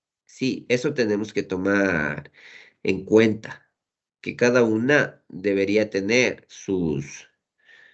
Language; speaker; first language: Spanish; native; Spanish